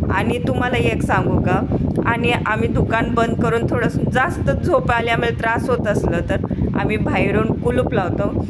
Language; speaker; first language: Marathi; non-native, local second language; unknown